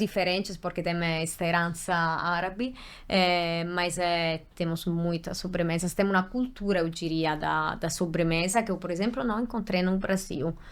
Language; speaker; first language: Portuguese; non-native, fluent; Italian